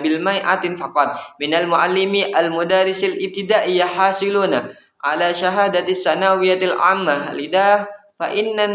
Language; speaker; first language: Arabic; non-native, learner; Indonesian